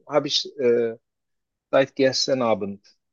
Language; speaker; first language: German; non-native, learner; Turkish